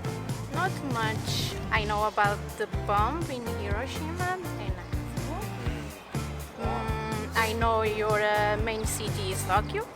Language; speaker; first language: English; non-native, fluent; Portuguese